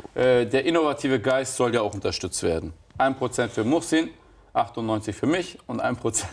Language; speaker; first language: German; early bilingual, other home language; Turkish